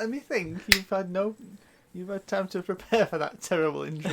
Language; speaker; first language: English; native; English